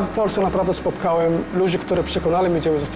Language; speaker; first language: Polish; non-native, fluent; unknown